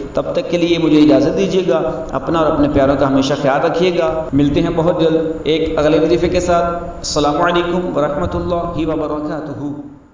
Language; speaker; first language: Urdu; non-native, local second language; Punjabi